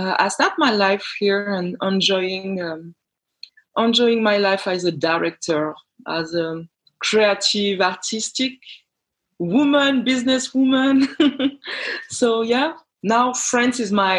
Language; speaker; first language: English; non-native, fluent; French